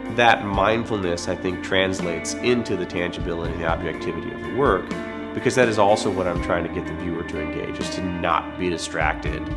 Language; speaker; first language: English; native; English